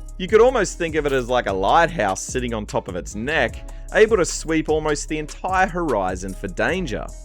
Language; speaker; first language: English; native; English